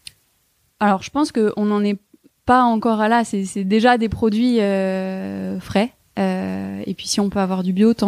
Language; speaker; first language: French; native; French